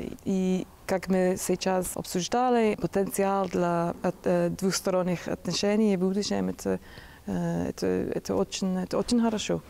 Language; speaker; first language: Russian; non-native, fluent; English